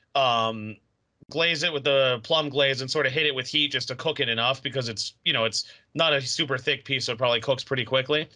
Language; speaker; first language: English; native; English